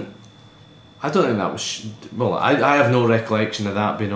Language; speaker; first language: English; native; English